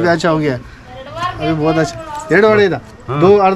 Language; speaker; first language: Hindi; non-native, local second language; Tibetan